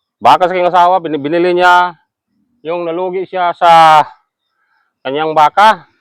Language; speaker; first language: Filipino; non-native, local second language; Cebuano